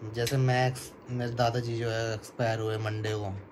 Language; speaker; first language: Hindi; native; Hindi